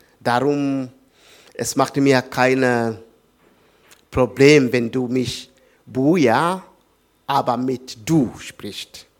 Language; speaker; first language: German; non-native, learner; Swahili